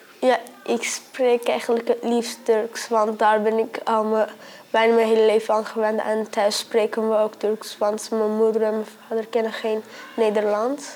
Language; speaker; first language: Dutch; early bilingual, other home language; Turkish